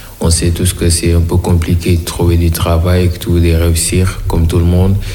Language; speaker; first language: French; non-native, local second language; Wolof